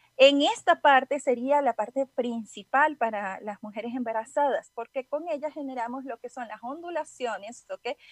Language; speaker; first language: Spanish; native; Spanish